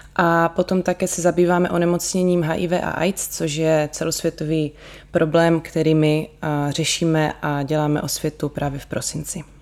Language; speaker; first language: Czech; native; Czech